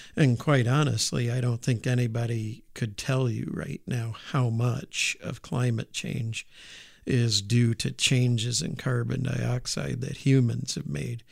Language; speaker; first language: English; native; English